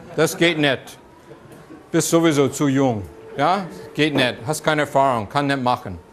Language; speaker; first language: German; non-native, fluent; English